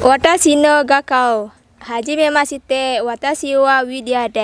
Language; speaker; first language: Japanese; non-native, learner; Indonesian